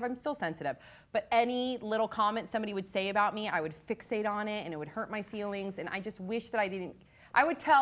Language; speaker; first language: English; native; English